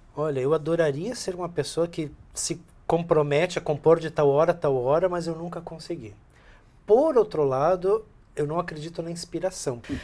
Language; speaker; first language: Portuguese; early bilingual, other home language; Spanish